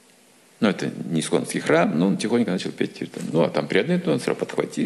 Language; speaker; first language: Russian; native; Russian